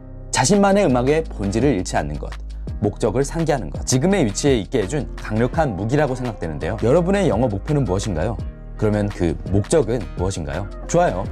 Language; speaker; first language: Korean; native; Korean